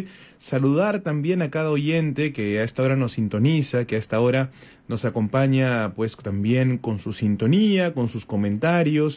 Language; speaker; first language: Spanish; native; Spanish